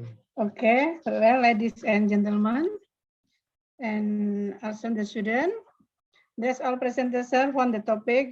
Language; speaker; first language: English; non-native, learner; Indonesian